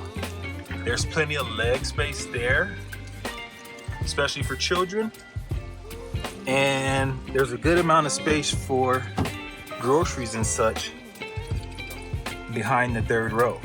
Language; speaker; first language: English; native; English